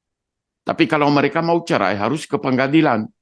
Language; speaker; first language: Indonesian; non-native, fluent; Dutch